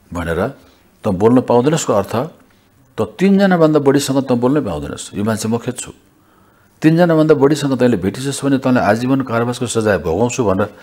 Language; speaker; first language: Nepali; native; Nepali